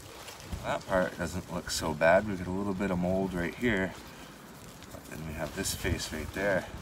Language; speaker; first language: English; native; English